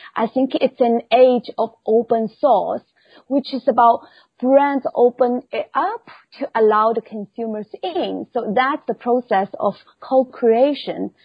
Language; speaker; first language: English; non-native, fluent; Chinese